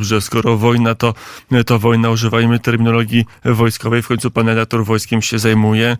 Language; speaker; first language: Polish; native; Polish